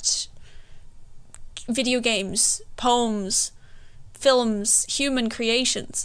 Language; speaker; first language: English; native; English